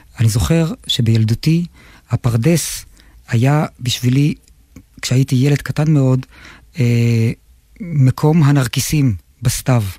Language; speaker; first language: Hebrew; native; Hebrew